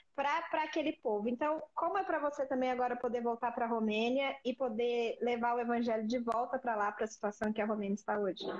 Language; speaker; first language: Portuguese; native; Portuguese